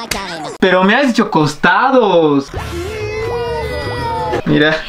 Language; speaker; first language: Spanish; native; Spanish